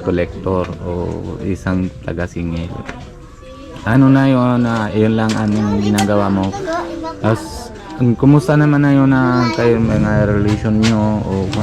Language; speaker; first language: Filipino; non-native, learner; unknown